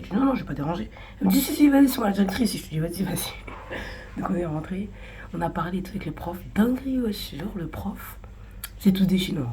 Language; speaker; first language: French; native; French